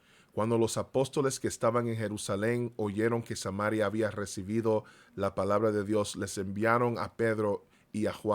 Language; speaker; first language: Spanish; early bilingual, heritage; Spanish